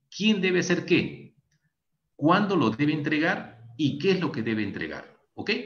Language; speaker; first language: Spanish; native; Spanish